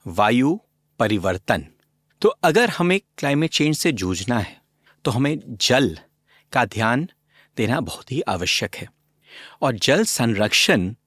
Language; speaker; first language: Hindi; native; Hindi